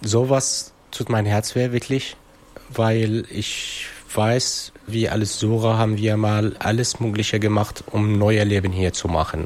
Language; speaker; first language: German; non-native, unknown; Arabic